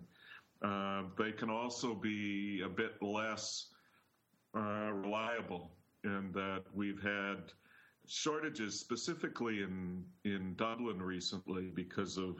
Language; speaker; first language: English; native; English